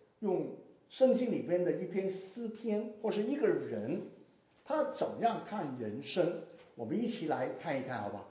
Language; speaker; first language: Chinese; non-native, local second language; Cantonese